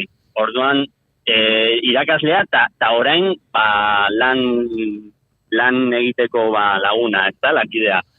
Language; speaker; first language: Basque; non-native, local second language; Spanish